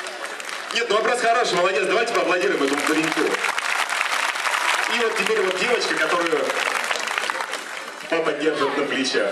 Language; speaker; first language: Russian; native; Russian